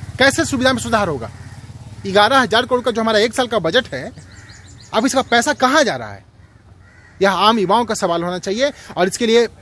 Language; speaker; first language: Hindi; native; Hindi